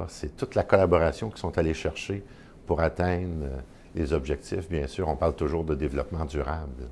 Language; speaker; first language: French; native; French